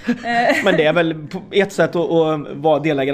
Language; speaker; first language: Swedish; native; Swedish